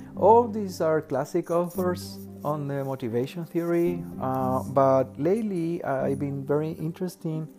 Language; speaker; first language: English; non-native, fluent; Spanish